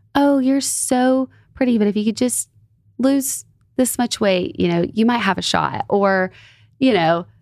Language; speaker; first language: English; native; English